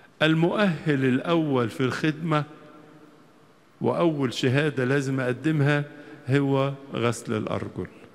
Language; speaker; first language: Arabic; native; Arabic